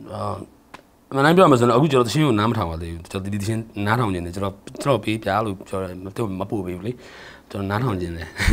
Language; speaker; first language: Burmese; native; Burmese